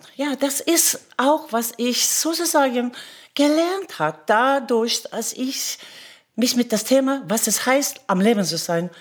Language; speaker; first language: German; non-native, fluent; Norwegian